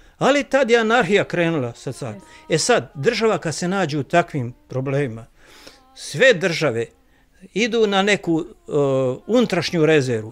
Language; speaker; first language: Croatian; native; Croatian